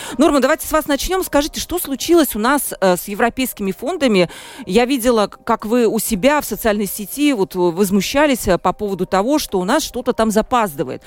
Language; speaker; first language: Russian; native; Russian